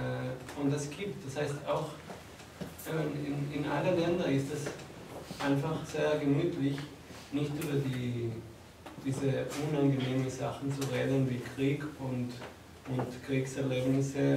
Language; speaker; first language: German; non-native, fluent; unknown